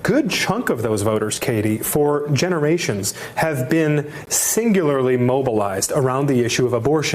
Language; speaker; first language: English; native; English